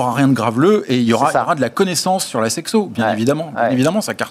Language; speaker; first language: French; native; French